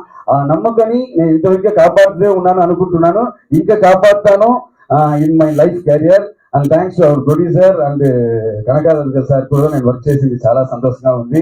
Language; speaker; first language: Telugu; non-native, fluent; Tamil